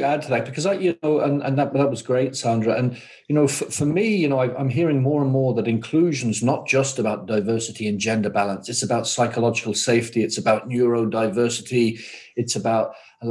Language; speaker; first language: English; native; English